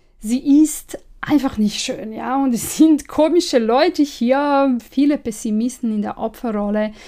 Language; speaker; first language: German; non-native, fluent; Serbian